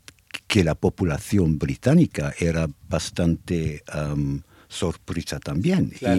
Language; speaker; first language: Spanish; non-native, fluent; English